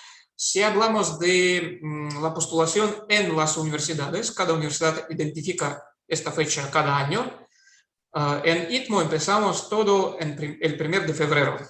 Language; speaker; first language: Spanish; non-native, fluent; Russian